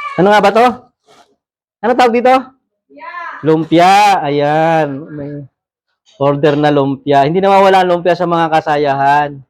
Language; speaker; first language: Filipino; native; Filipino